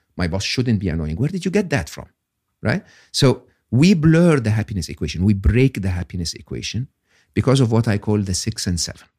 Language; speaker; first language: English; non-native, fluent; Arabic